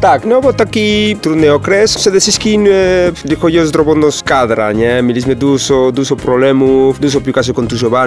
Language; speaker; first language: Polish; non-native, fluent; Spanish